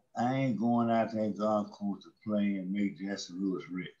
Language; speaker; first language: English; native; English